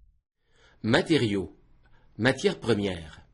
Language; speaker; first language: French; native; French